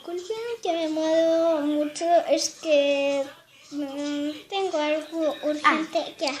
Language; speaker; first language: Spanish; native; Spanish